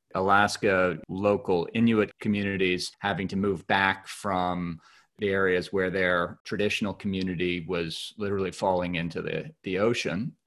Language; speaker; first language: English; native; English